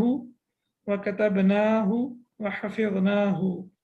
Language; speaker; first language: Arabic; non-native, fluent; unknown